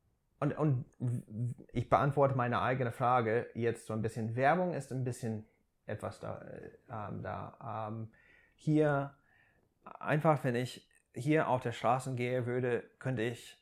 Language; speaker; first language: German; non-native, fluent; English